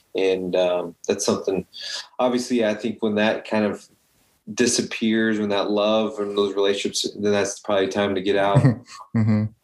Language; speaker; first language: English; native; English